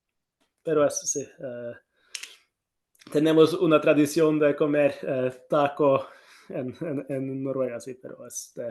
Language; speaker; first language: Spanish; non-native, fluent; Norwegian